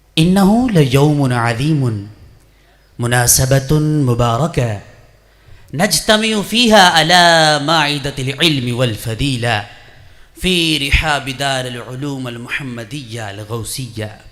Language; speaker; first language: Arabic; non-native, fluent; Urdu